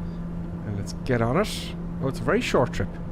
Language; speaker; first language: English; native; English